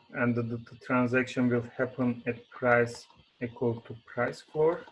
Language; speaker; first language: English; non-native, fluent; Turkish